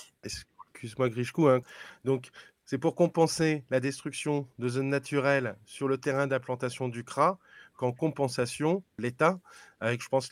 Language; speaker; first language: French; native; French